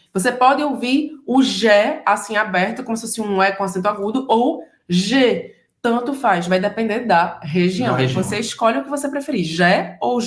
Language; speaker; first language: Portuguese; native; Portuguese